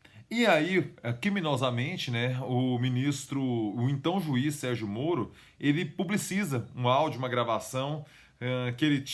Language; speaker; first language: Portuguese; native; Portuguese